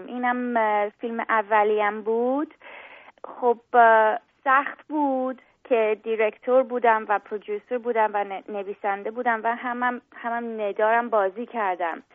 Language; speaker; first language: Persian; early bilingual, heritage; English